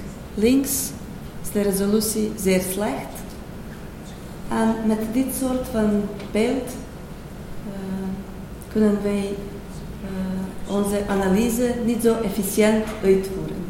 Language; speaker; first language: Dutch; non-native, fluent; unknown